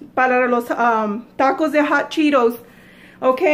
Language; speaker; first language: Spanish; early bilingual, heritage; Spanish